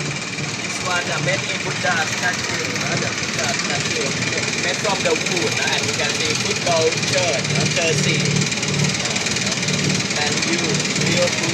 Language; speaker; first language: English; non-native, learner; Thai